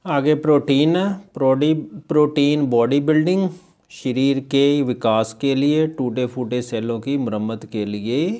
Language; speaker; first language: Hindi; non-native, local second language; Punjabi